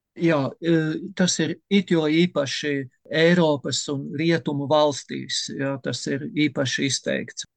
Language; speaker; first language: Latvian; native; Latvian